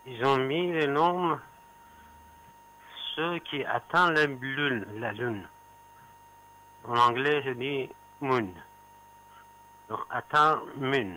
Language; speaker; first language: French; non-native, fluent; Persian